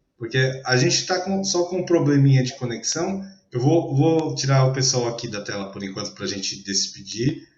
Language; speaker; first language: Portuguese; native; Portuguese